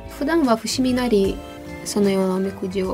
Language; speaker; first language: Japanese; non-native, fluent; Ukrainian